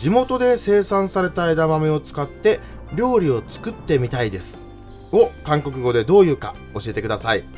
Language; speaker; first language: Japanese; native; Japanese